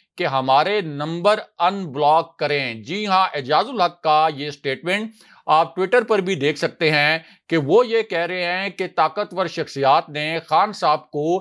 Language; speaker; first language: Urdu; native; Urdu